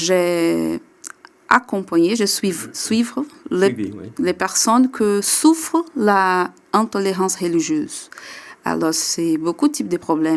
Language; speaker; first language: French; non-native, learner; Portuguese